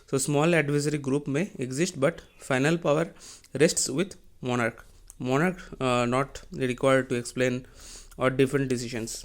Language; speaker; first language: English; non-native, local second language; Hindi